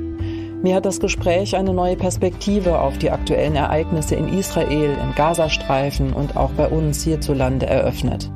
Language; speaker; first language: German; native; German